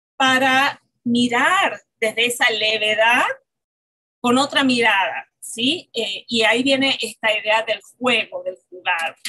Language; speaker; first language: Spanish; native; Spanish